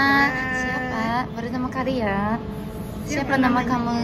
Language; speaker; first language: Indonesian; non-native, fluent; Japanese